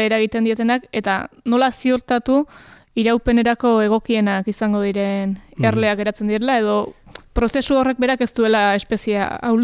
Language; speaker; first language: Basque; native; Basque